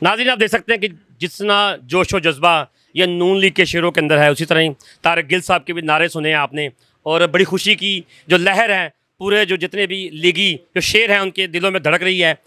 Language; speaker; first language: Urdu; non-native, local second language; Punjabi